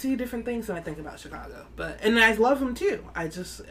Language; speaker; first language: English; native; English